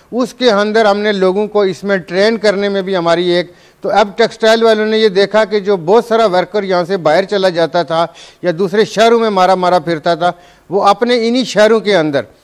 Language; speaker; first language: Urdu; non-native, local second language; Punjabi